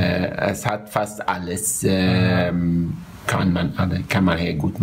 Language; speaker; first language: German; non-native, fluent; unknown